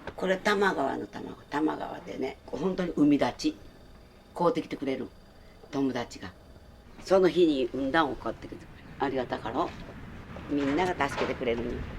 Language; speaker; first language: Japanese; native; Japanese